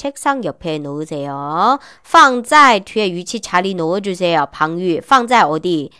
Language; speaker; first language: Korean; non-native, learner; Chinese